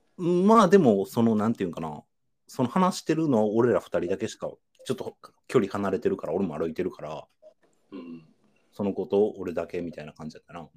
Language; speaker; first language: Japanese; native; Japanese